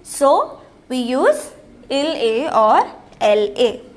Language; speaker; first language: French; non-native, fluent; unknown